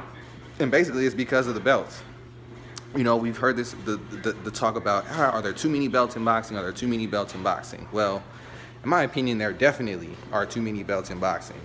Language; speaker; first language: English; native; English